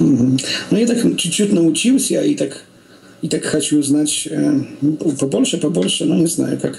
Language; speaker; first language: Russian; non-native, learner; Polish